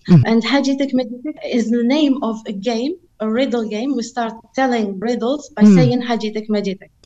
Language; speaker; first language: English; non-native, fluent; Arabic